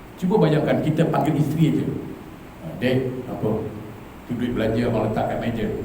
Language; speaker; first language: Malay; native; Malay